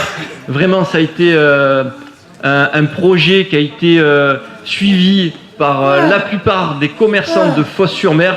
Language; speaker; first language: French; native; French